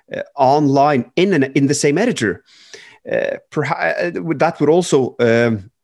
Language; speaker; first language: English; non-native, fluent; Norwegian